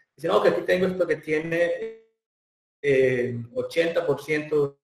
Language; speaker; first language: Spanish; native; Spanish